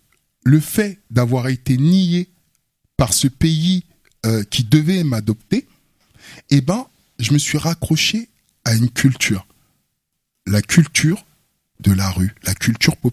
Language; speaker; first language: French; early bilingual, other home language; Wolof